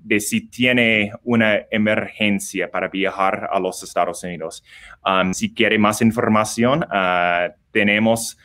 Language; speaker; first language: Spanish; non-native, learner; English